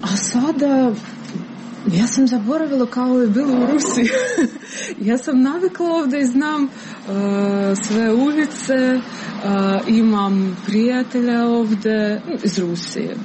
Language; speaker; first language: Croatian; non-native, fluent; Russian